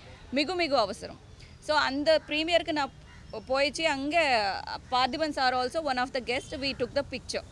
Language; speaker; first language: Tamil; non-native, learner; Telugu